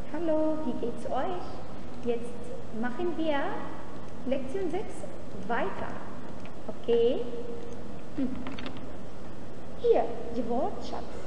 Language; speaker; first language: German; non-native, fluent; Arabic